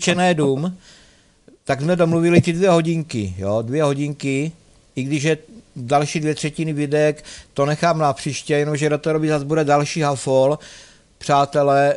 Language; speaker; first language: Czech; native; Czech